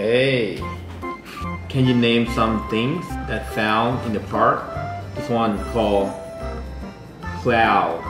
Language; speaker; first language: English; non-native, fluent; Thai